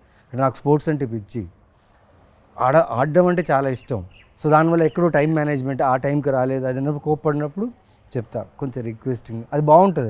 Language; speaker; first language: Telugu; native; Telugu